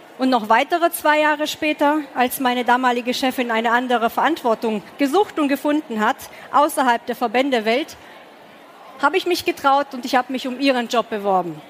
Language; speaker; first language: German; early bilingual, other home language; Romanian